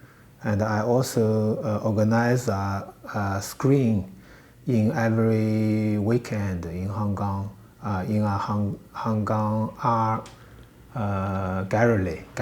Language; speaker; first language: English; non-native, learner; Chinese